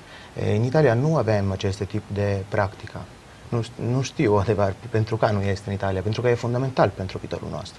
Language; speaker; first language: Romanian; non-native, learner; Italian